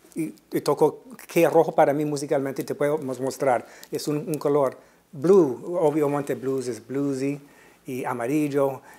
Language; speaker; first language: Spanish; non-native, fluent; English